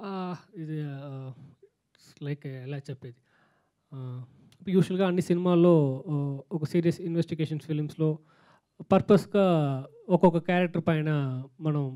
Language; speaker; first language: Telugu; non-native, fluent; Tamil